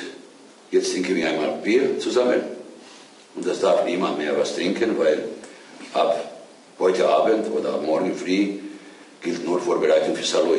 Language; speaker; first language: German; non-native, fluent; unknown